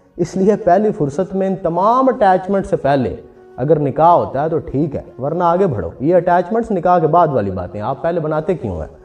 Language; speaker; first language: Urdu; non-native, local second language; Punjabi